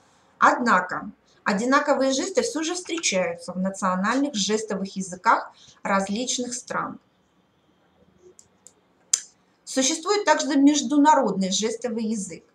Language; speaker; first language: Russian; native; Russian